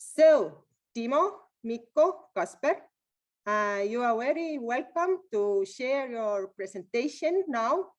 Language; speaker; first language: English; non-native, fluent; Estonian